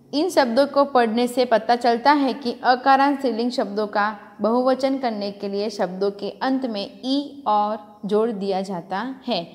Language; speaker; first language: Hindi; non-native, local second language; Gujarati